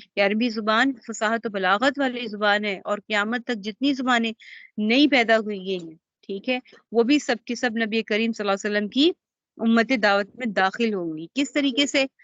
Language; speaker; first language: Urdu; native; Urdu